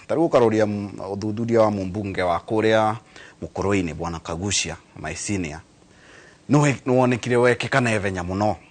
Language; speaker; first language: Kikuyu; non-native, local second language; Embu